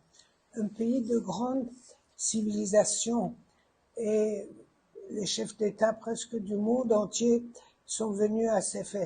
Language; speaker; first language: French; non-native, fluent; Persian